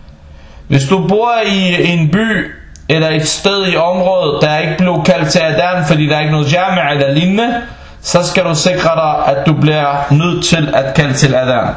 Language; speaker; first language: Danish; non-native, local second language; Arabic